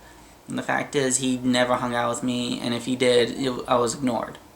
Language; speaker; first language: English; native; English